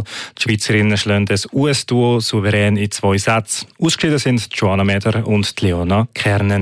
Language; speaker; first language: German; native; German